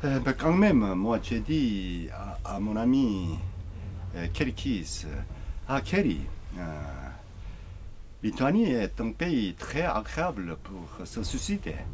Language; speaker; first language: French; non-native, learner; Korean